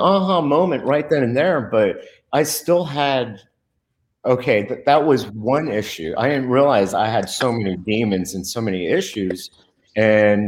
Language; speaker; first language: English; early bilingual, other home language; Spanish